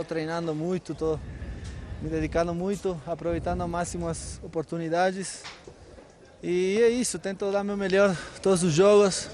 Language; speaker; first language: Portuguese; non-native, fluent; Spanish